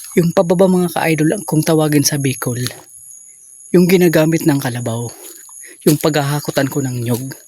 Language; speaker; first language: Filipino; non-native, local second language; Bikol